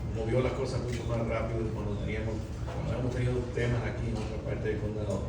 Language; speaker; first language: Spanish; early bilingual, heritage; Spanish